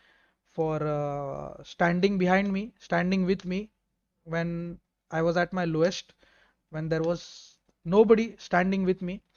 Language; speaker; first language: English; non-native, local second language; Hindi